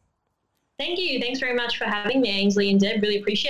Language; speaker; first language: English; native; English